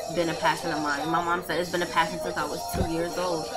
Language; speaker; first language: English; native; English